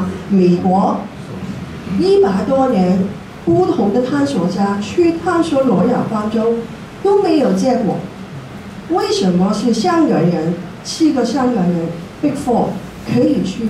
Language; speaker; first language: Chinese; non-native, local second language; Cantonese